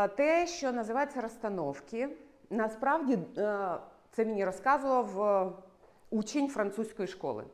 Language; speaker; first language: Ukrainian; non-native, local second language; Russian